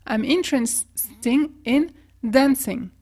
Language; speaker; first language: English; non-native, fluent; French